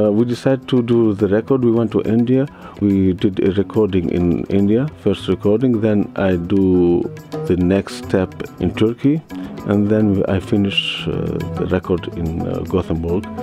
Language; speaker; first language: English; non-native, learner; Arabic